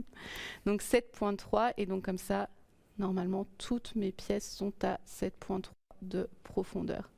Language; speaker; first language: French; native; French